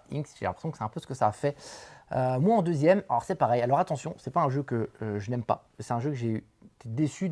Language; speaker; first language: French; native; French